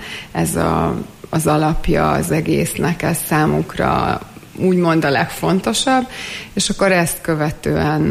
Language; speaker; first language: Hungarian; native; Hungarian